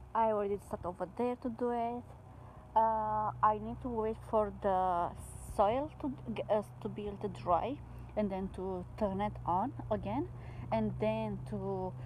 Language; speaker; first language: English; non-native, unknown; Romanian